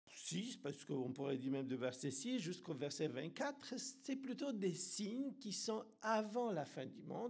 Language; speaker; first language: French; non-native, fluent; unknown